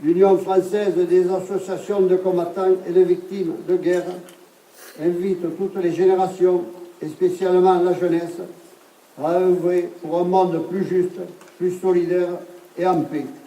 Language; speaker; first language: French; native; French